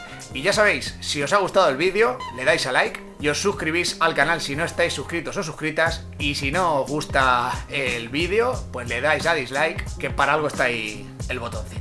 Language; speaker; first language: Spanish; native; Spanish